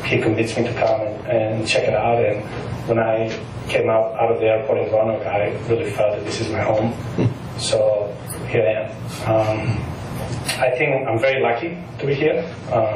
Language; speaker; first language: English; non-native, fluent; Spanish